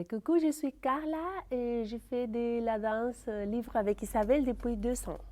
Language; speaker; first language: French; non-native, fluent; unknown